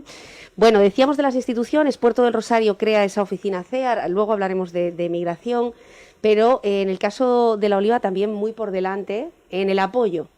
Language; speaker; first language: Spanish; native; Spanish